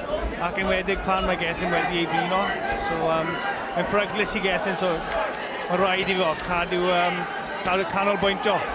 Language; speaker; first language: Welsh; non-native, local second language; English